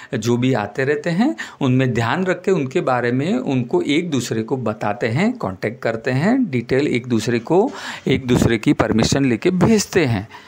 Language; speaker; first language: Hindi; non-native, local second language; Gujarati